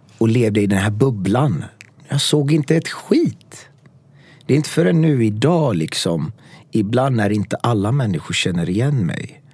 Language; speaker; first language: Swedish; early bilingual, other home language; Persian